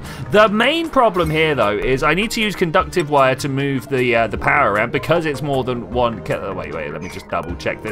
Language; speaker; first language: English; native; English